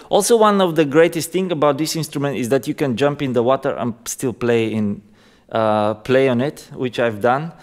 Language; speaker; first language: English; non-native, fluent; Bulgarian